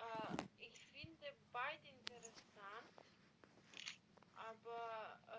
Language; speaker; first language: German; non-native, learner; Macedonian